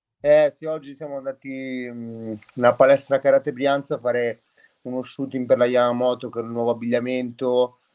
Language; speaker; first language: Italian; native; Italian